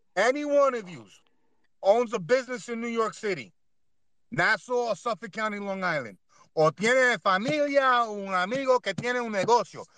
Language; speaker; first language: Spanish; early bilingual, heritage; Spanish